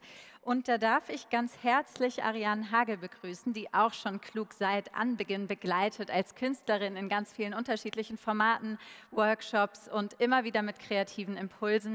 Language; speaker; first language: German; native; German